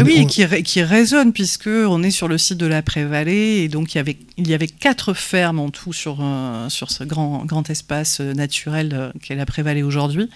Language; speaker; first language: French; native; French